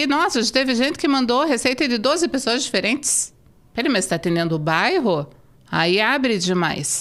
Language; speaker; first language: Portuguese; native; Portuguese